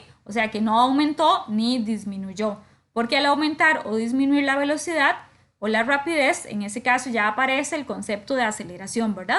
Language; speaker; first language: Spanish; native; Spanish